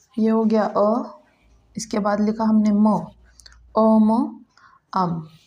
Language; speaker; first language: Hindi; native; Hindi